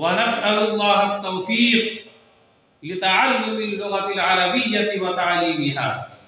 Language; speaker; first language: Arabic; non-native, fluent; Urdu